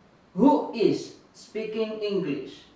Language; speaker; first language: English; non-native, fluent; Indonesian